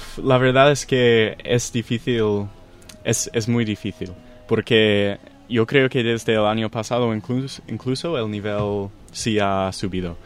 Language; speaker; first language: Spanish; non-native, fluent; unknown